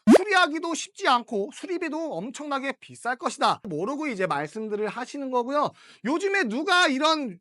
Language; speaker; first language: Korean; native; Korean